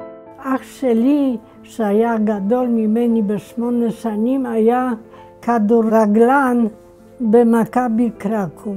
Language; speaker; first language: Hebrew; non-native, fluent; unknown